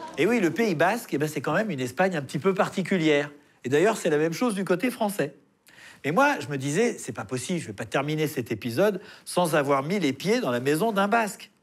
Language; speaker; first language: French; native; French